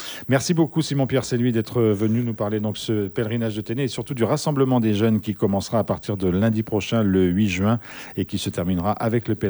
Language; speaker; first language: French; native; French